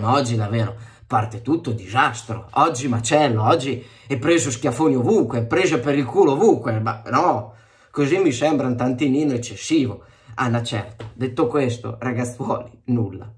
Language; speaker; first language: Italian; native; Italian